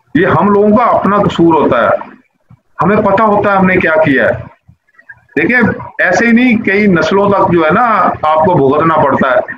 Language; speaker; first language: Urdu; non-native, local second language; Punjabi